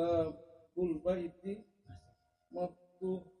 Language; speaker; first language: Arabic; non-native, learner; Indonesian